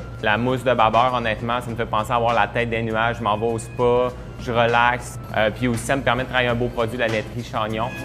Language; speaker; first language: French; native; French